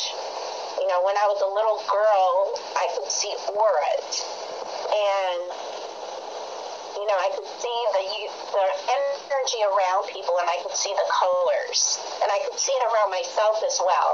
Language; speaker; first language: English; native; English